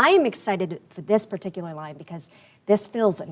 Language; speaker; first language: English; native; English